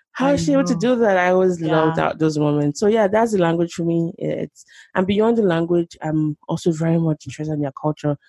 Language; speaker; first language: English; non-native, local second language; Yoruba